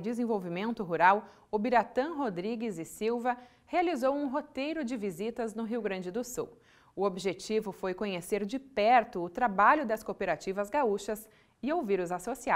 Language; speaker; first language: Portuguese; native; Portuguese